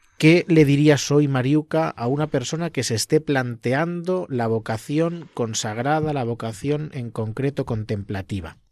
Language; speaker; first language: Spanish; native; Spanish